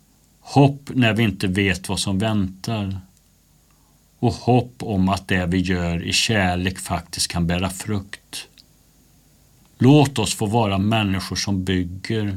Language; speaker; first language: Swedish; native; Swedish